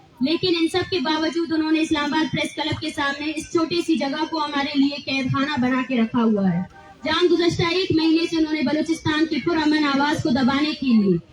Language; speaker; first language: Urdu; non-native, local second language; Baluchi